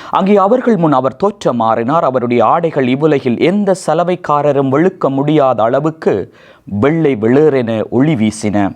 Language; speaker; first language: Tamil; native; Tamil